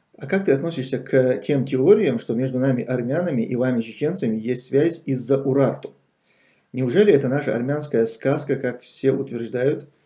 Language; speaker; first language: Russian; non-native, local second language; Chechen